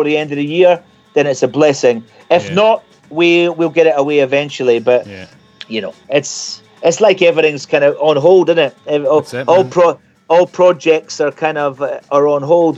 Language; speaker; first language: English; native; English